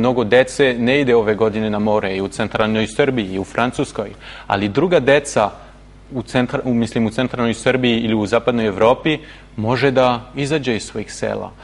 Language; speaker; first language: Serbian; non-native, fluent; French